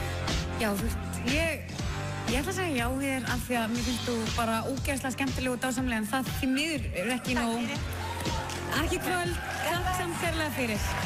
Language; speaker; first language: Icelandic; native; Icelandic